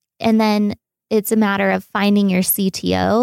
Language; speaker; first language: English; native; English